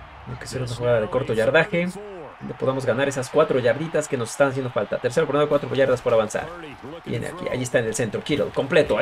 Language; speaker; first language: Spanish; native; Spanish